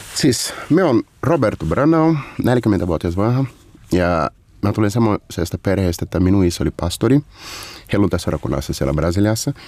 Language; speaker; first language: Finnish; non-native, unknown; Portuguese